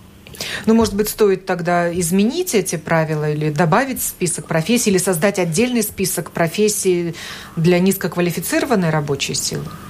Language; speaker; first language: Russian; native; Russian